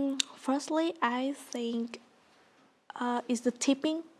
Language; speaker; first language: English; non-native, learner; Vietnamese